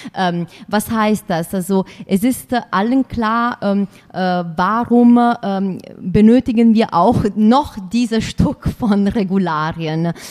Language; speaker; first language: German; non-native, fluent; Italian